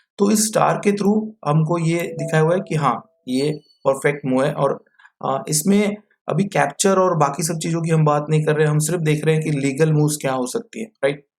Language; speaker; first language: Hindi; non-native, local second language; Marathi